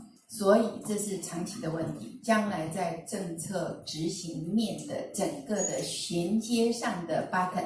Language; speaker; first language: Chinese; native; Chinese